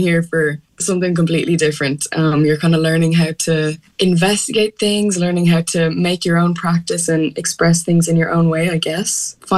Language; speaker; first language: English; native; English